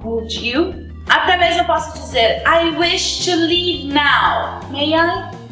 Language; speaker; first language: English; non-native, fluent; Portuguese